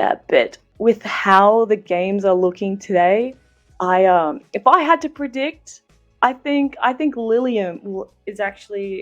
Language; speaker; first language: English; native; English